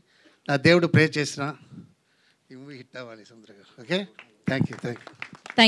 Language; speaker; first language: Telugu; non-native, learner; Tamil